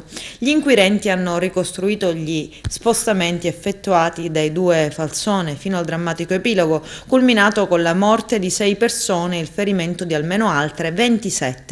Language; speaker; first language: Italian; native; Italian